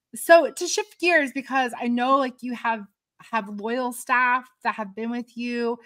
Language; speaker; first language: English; native; English